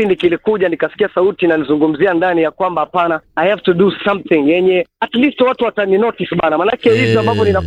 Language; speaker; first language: Swahili; native; Swahili